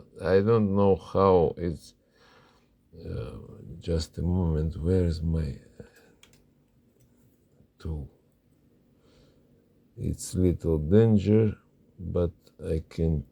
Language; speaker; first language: English; non-native, learner; Russian